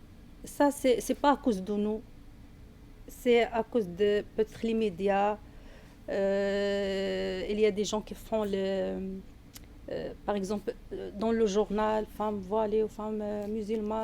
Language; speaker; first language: French; non-native, learner; Arabic